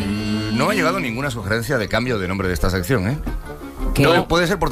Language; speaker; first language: Spanish; native; Spanish